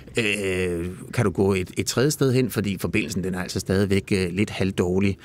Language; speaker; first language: Danish; early bilingual, other home language; Arabic